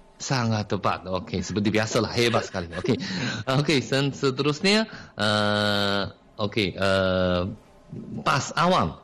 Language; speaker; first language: Malay; non-native, fluent; Chinese